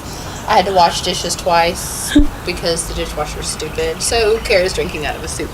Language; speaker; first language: English; native; English